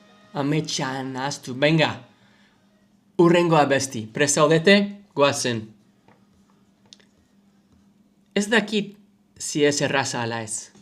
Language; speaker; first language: Basque; non-native, learner; English